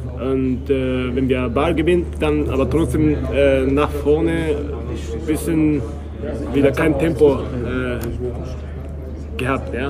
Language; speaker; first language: German; non-native, learner; Japanese